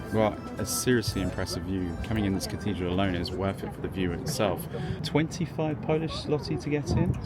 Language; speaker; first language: English; native; English